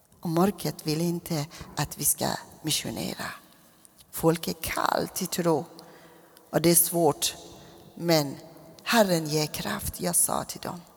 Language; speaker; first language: Swedish; non-native, fluent; Persian